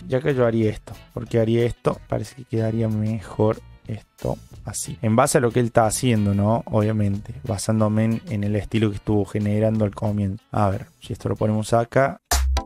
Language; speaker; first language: Spanish; native; Spanish